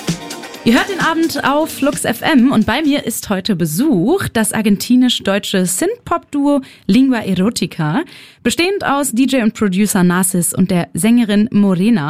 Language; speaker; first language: German; native; German